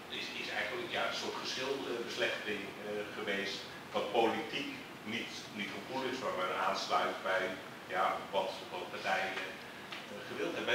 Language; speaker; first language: Dutch; native; Dutch